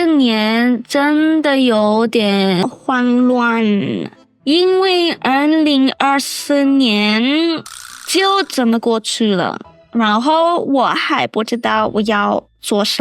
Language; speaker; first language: Chinese; non-native, learner; English